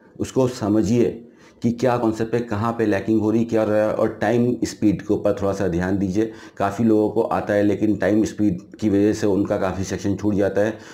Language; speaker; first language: Hindi; native; Hindi